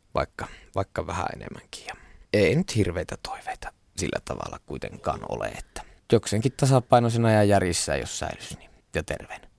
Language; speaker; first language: Finnish; native; Finnish